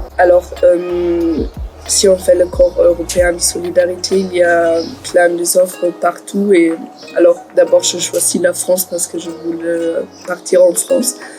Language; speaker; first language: French; non-native, learner; German